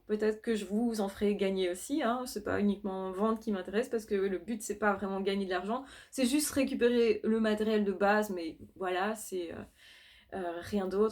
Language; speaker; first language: French; native; French